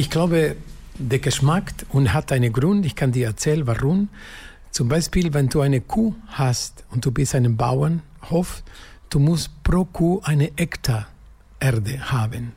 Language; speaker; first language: German; non-native, learner; Spanish